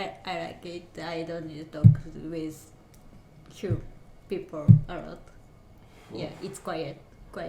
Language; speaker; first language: English; non-native, learner; Japanese